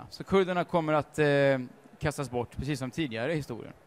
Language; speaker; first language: Swedish; native; Swedish